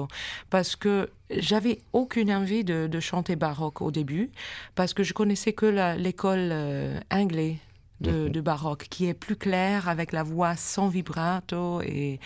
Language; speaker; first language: French; non-native, fluent; English